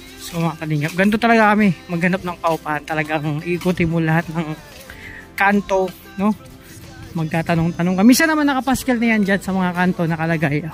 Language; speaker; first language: Filipino; native; Filipino